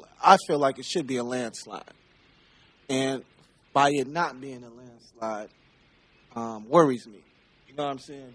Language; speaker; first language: English; native; English